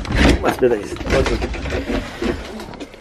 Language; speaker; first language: Italian; non-native, fluent; Romanian